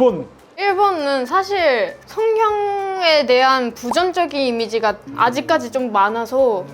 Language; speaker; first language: Korean; non-native, fluent; Japanese